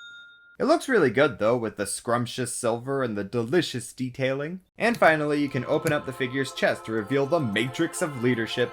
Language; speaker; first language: English; native; English